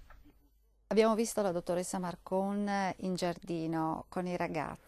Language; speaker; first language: Italian; native; Italian